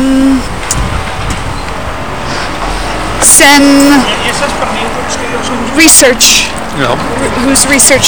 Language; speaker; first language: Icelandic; non-native, learner; English